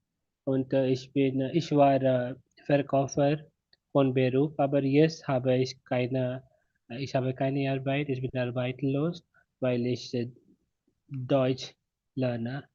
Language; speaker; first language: German; non-native, learner; Hindi